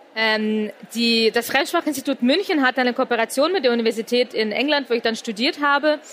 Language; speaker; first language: German; native; German